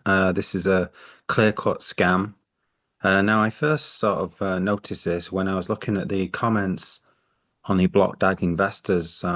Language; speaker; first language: English; native; English